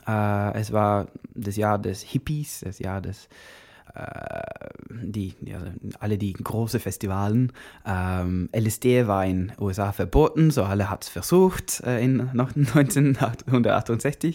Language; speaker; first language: German; non-native, learner; Norwegian